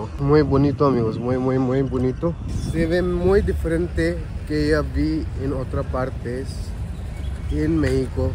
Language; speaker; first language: Spanish; non-native, learner; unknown